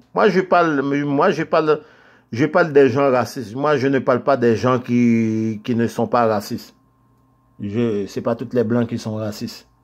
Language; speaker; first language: French; non-native, local second language; Haitian Creole